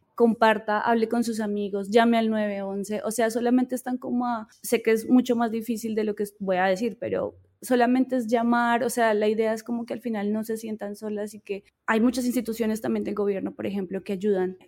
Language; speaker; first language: Spanish; native; Spanish